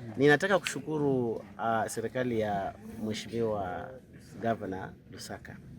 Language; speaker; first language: Swahili; non-native, local second language; Luyia